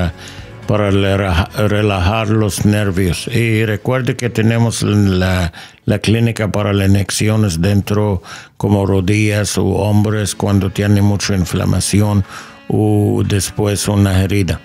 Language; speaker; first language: Spanish; non-native, learner; English